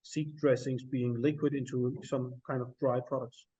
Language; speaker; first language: English; non-native, fluent; Danish